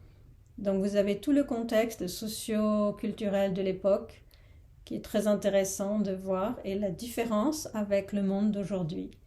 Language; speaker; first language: French; non-native, fluent; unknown